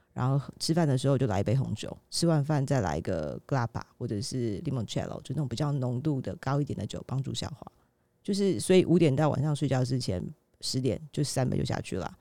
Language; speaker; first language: Chinese; native; Chinese